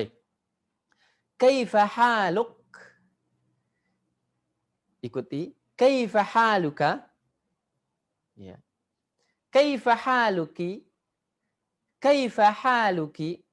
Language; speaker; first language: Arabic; non-native, fluent; Indonesian